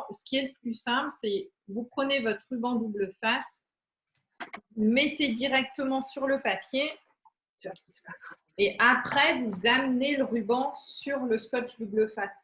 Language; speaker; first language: French; native; French